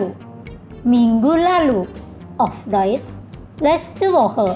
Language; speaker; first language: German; non-native, fluent; Indonesian